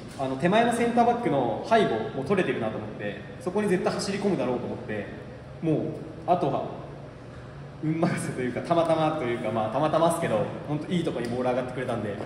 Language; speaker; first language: Japanese; native; Japanese